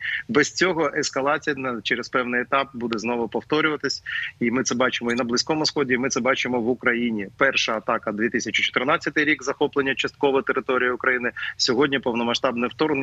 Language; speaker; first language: Ukrainian; native; Ukrainian